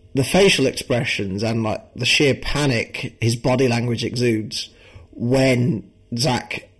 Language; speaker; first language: English; native; English